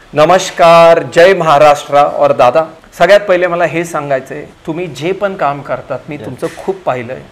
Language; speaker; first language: Marathi; non-native, local second language; Punjabi